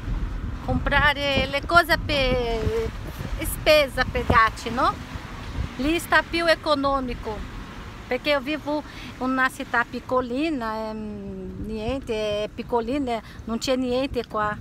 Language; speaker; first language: Italian; non-native, learner; Portuguese